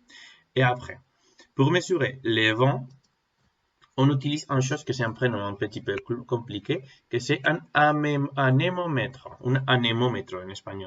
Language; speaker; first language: French; non-native, fluent; Spanish